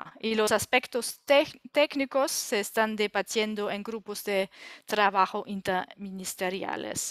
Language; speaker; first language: Spanish; non-native, learner; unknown